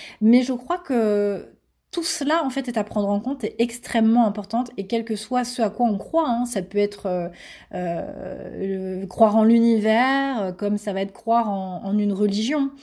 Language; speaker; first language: French; native; French